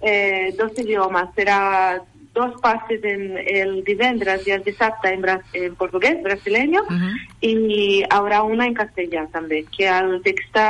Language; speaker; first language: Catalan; non-native, fluent; Portuguese